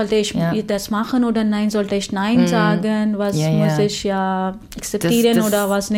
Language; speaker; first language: German; non-native, fluent; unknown